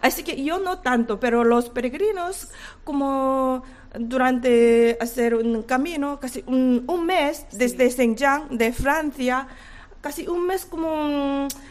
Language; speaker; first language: Spanish; non-native, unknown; Korean